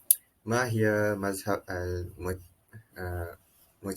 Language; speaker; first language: Arabic; non-native, learner; Malay